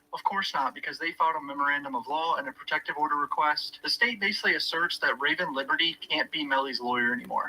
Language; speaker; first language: English; native; English